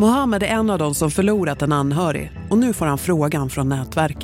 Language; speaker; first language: Swedish; native; Swedish